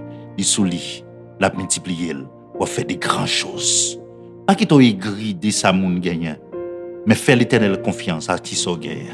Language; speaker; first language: French; non-native, local second language; Haitian Creole